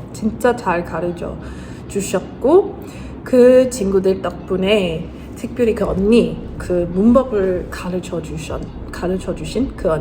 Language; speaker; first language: Korean; non-native, fluent; English